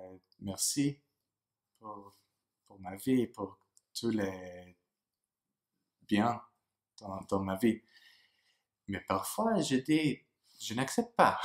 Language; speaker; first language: French; non-native, learner; English